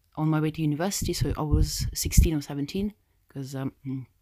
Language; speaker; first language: English; non-native, fluent; Russian